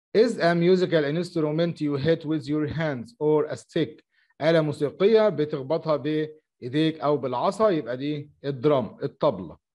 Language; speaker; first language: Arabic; native; Arabic